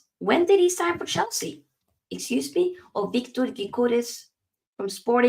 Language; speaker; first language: English; native; English